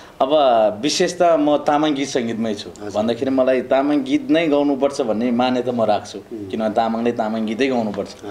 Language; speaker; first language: Nepali; non-native, local second language; Eastern Tamang